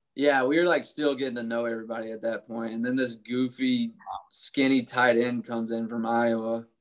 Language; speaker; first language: English; native; English